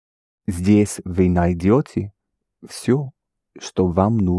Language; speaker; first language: Russian; non-native, learner; English